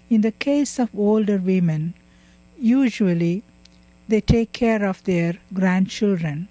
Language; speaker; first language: English; non-native, local second language; Tamil